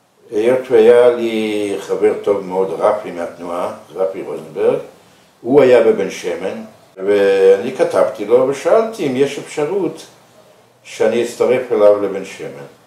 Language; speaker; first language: Hebrew; early bilingual, other home language; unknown